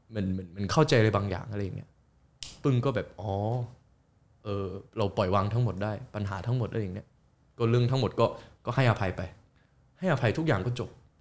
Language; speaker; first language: Thai; early bilingual, other home language; Korean